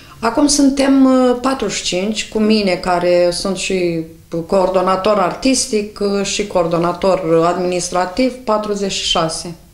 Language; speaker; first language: Romanian; native; Romanian